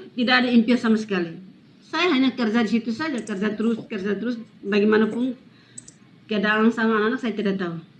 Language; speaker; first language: Indonesian; non-native, local second language; Tetum